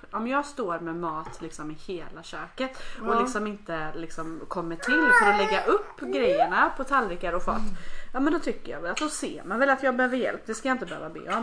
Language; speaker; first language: Swedish; native; Swedish